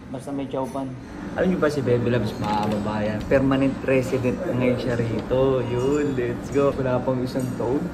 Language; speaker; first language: Filipino; native; Filipino